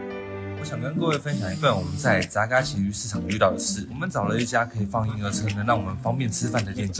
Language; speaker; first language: Chinese; native; Chinese